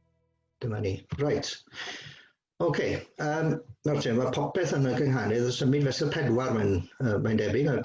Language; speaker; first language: Welsh; native; Welsh